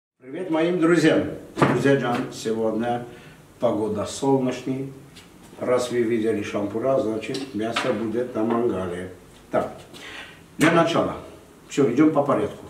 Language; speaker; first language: Russian; non-native, fluent; Armenian